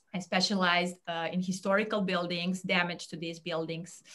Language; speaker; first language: English; non-native, fluent; Serbian